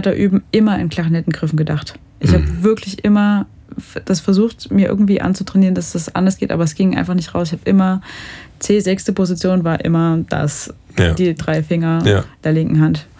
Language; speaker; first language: German; native; German